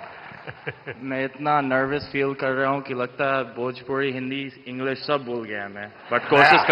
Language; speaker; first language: Hindi; non-native, fluent; English